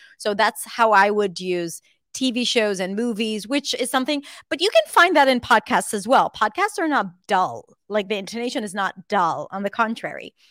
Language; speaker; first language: English; non-native, fluent; Hebrew